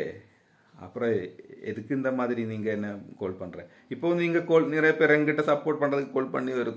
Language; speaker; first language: Tamil; non-native, learner; Malayalam